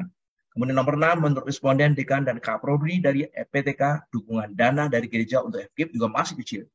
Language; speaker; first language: Indonesian; native; Indonesian